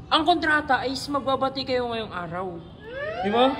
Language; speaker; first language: Filipino; native; Filipino